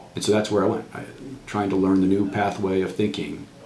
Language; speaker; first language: English; native; English